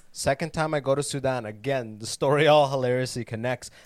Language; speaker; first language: English; native; English